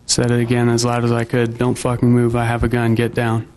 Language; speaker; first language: English; native; English